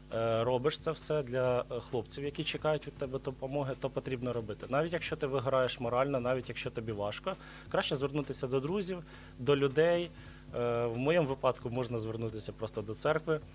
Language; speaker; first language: Ukrainian; native; Ukrainian